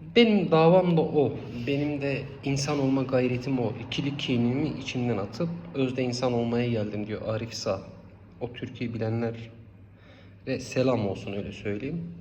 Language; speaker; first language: Turkish; non-native, local second language; Kurdish